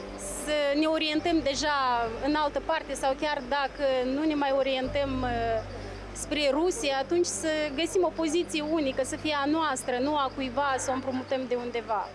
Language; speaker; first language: Romanian; native; Romanian